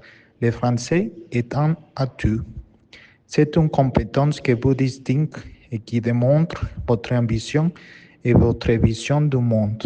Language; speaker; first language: French; non-native, learner; Spanish